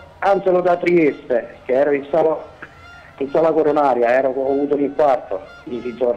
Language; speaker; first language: Italian; native; Italian